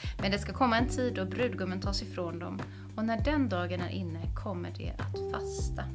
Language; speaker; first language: Swedish; native; Swedish